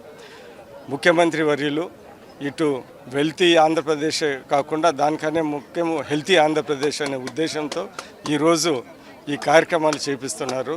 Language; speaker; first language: Telugu; native; Telugu